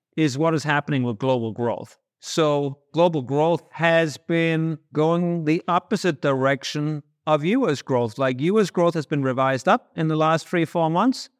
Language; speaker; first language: English; non-native, fluent; Danish